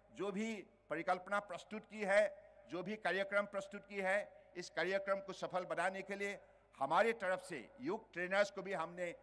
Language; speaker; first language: Hindi; native; Hindi